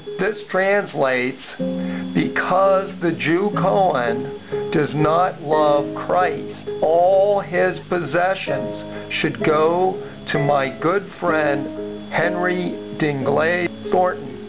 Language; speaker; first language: English; native; English